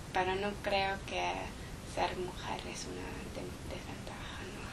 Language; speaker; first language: Spanish; non-native, learner; English